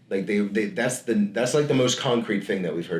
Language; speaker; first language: English; native; English